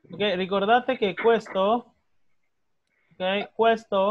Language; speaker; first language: Italian; non-native, fluent; Spanish